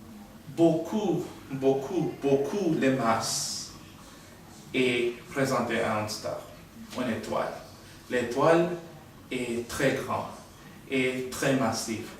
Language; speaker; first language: French; non-native, learner; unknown